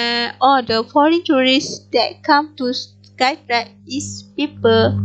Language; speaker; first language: English; non-native, local second language; Malay